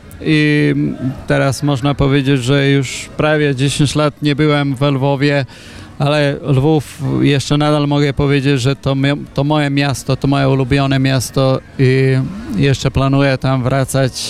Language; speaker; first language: Polish; non-native, fluent; Macedonian